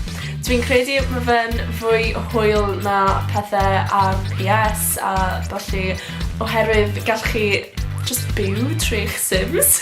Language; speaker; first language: Welsh; non-native, local second language; English